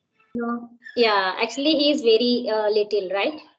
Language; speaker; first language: English; non-native, local second language; Hindi